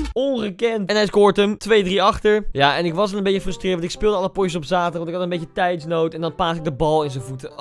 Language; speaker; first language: Dutch; native; Dutch